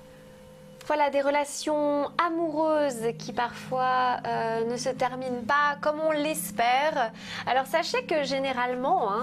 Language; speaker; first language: French; native; French